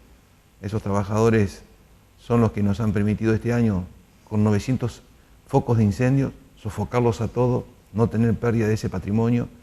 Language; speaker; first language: Spanish; native; Spanish